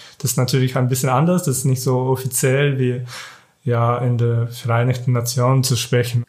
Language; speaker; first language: German; non-native, fluent; Kyrgyz